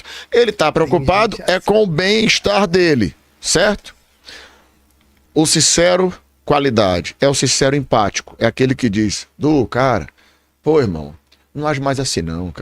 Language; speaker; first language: Portuguese; native; Portuguese